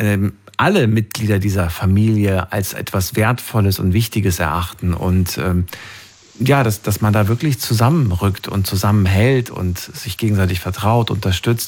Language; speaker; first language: German; native; German